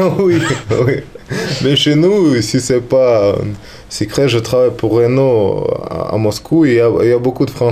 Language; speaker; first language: French; non-native, learner; Russian